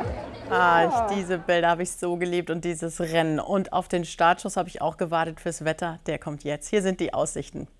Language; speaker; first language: German; native; German